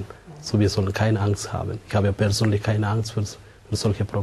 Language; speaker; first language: German; non-native, fluent; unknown